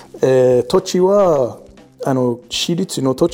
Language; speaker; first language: Japanese; non-native, learner; English